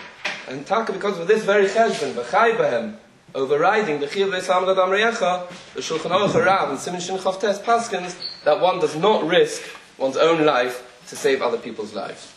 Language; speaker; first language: English; native; English